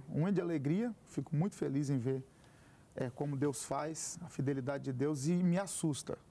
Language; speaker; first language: Portuguese; native; Portuguese